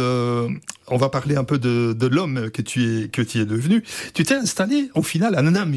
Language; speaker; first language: French; native; French